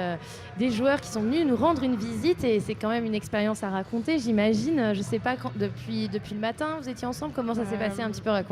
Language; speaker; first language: French; native; French